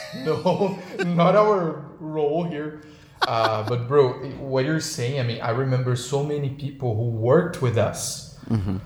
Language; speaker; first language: English; non-native, fluent; Portuguese